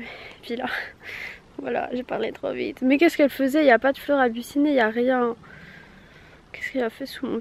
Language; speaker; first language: French; native; French